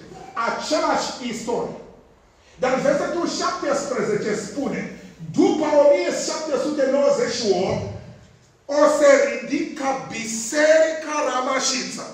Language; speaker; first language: Romanian; non-native, fluent; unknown